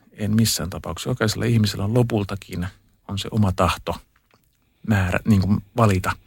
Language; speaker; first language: Finnish; early bilingual, heritage; Finnish